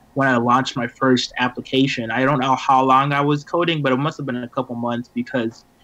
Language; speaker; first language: English; native; English